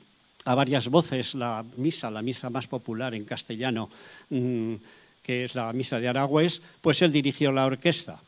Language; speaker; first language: Spanish; native; Spanish